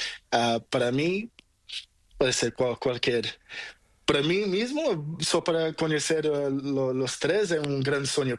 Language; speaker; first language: Spanish; non-native, learner; Portuguese